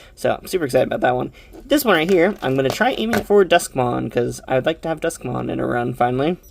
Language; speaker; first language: English; native; English